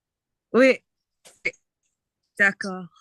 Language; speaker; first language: French; non-native, learner; English